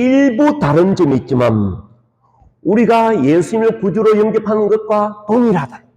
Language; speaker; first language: Korean; native; Korean